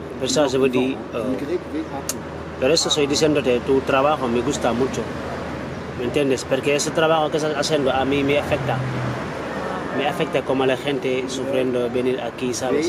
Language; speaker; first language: Spanish; non-native, fluent; Wolof